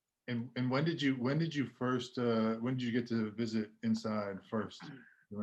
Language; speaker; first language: English; native; English